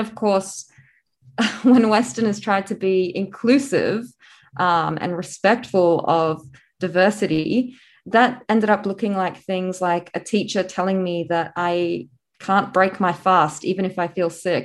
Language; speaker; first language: English; native; English